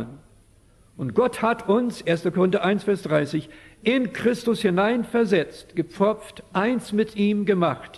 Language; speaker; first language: German; early bilingual, heritage; German